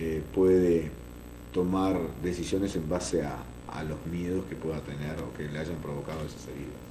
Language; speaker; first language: Spanish; native; Spanish